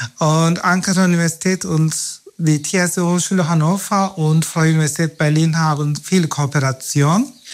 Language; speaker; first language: German; non-native, fluent; Turkish